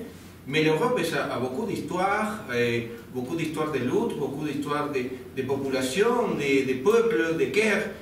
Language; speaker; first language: French; non-native, learner; Spanish